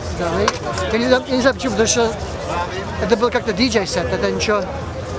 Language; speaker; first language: Russian; early bilingual, heritage; Russian